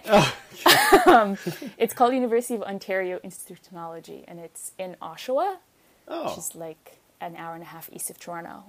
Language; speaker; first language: English; non-native, fluent; Arabic